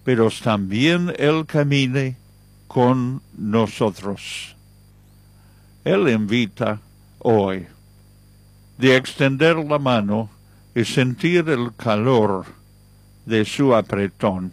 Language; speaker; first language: Spanish; non-native, fluent; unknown